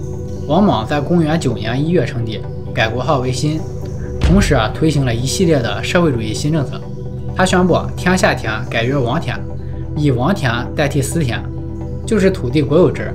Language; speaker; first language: Chinese; native; Chinese